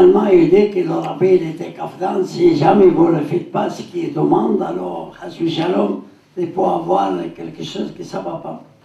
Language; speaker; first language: French; non-native, learner; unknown